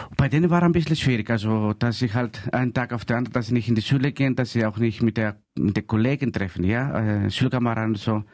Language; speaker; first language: German; non-native, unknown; Greek